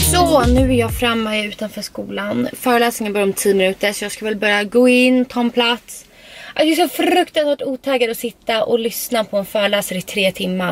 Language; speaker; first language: Swedish; native; Swedish